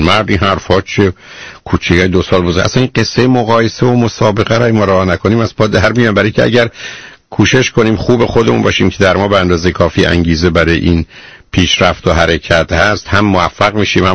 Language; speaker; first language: Persian; native; Persian